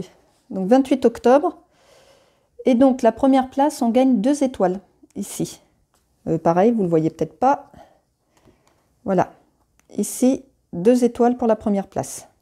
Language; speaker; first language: French; native; French